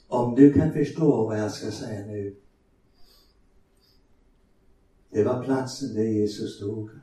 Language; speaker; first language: Swedish; non-native, fluent; English